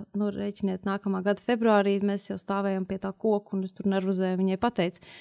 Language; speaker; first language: Latvian; native; Latvian